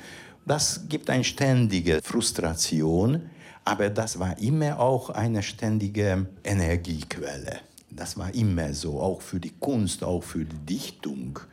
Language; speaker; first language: German; non-native, fluent; Hungarian